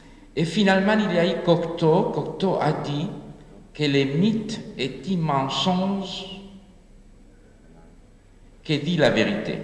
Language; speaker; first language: French; non-native, fluent; Spanish